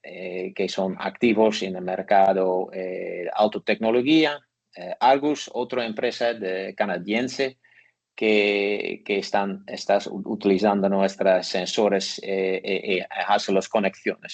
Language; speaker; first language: Spanish; non-native, learner; Dutch